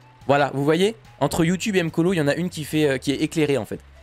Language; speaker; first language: French; native; French